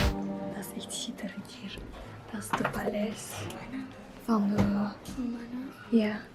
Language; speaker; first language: Dutch; early bilingual, other home language; Romanian